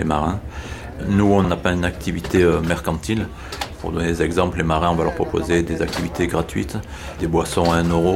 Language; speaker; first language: French; native; French